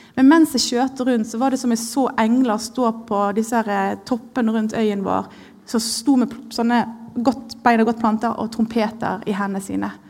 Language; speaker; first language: Norwegian; native; Norwegian